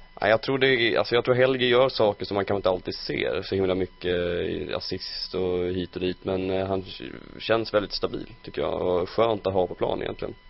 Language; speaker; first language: Swedish; native; Swedish